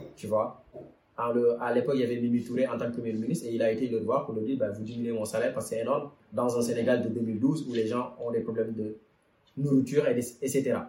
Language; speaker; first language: French; non-native, local second language; Wolof